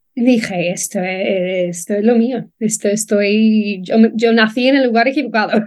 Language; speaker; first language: Spanish; non-native, fluent; English